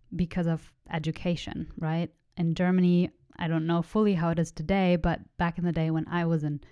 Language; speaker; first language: English; non-native, fluent; German